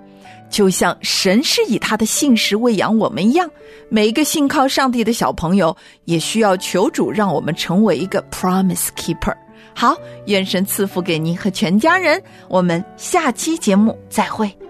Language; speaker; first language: Chinese; native; Chinese